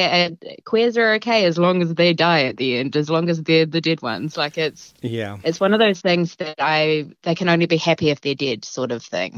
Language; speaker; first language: English; native; English